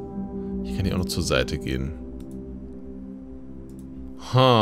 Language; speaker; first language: German; native; German